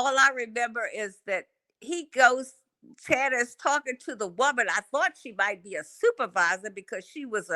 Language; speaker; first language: English; native; English